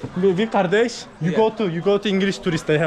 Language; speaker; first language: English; non-native, learner; Turkish